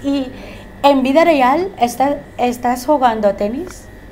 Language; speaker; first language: Spanish; non-native, fluent; Filipino